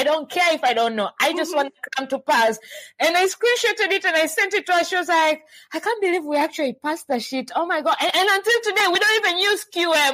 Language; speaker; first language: English; non-native, local second language; Swahili